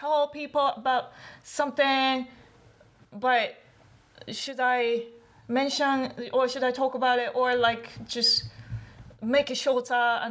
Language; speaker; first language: English; non-native, learner; Japanese